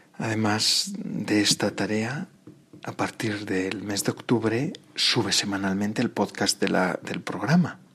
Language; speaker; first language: Spanish; native; Spanish